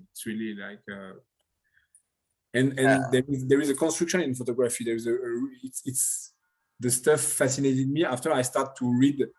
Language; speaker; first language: English; non-native, learner; French